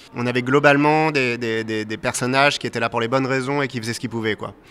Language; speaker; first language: French; native; French